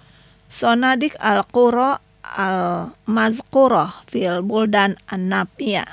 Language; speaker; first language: Arabic; non-native, fluent; Indonesian